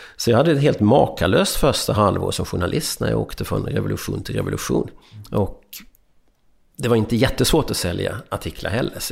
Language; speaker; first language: Swedish; early bilingual, other home language; Hungarian